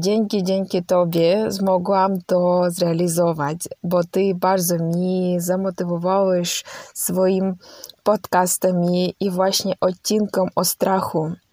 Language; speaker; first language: Polish; non-native, learner; Ukrainian